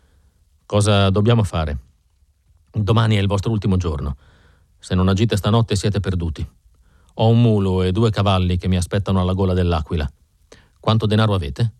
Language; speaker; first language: Italian; native; Italian